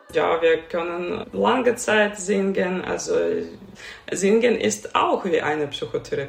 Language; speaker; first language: German; non-native, learner; Ukrainian